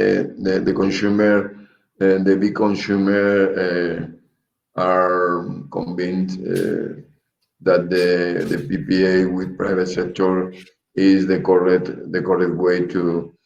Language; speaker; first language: English; non-native, learner; Spanish